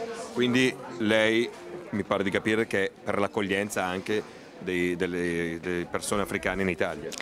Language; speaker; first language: Italian; native; Italian